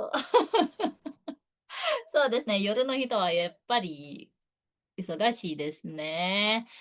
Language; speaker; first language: Japanese; non-native, fluent; Indonesian